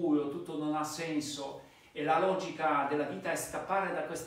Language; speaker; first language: Italian; non-native, fluent; Polish